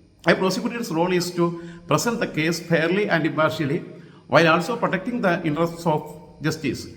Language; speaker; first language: English; non-native, local second language; Malayalam